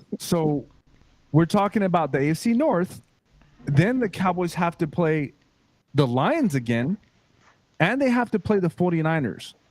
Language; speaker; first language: English; native; English